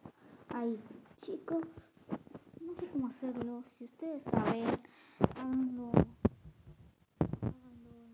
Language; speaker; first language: Spanish; early bilingual, other home language; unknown